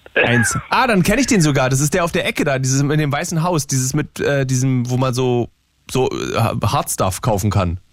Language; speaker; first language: German; native; German